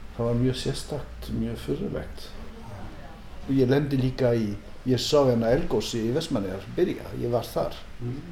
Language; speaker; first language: Icelandic; non-native, fluent; French